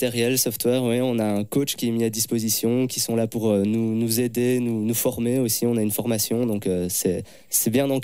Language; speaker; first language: French; native; French